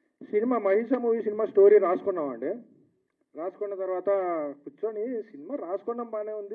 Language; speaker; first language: Telugu; native; Telugu